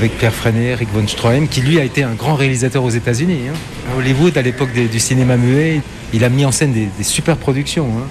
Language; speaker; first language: French; native; French